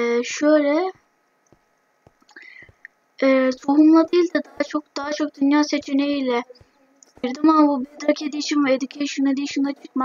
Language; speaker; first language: Turkish; native; Turkish